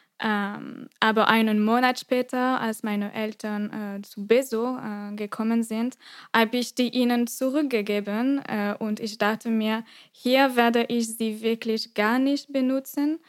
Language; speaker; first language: German; non-native, fluent; French